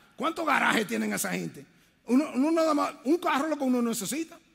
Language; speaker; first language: Spanish; early bilingual, heritage; Spanish